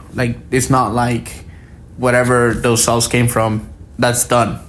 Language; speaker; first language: English; early bilingual, other home language; Spanish